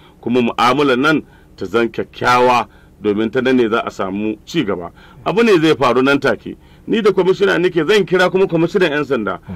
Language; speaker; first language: Hausa; native; Hausa